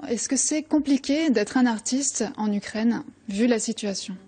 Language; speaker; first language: French; native; French